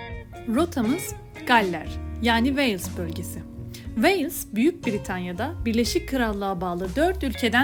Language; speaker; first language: Turkish; native; Turkish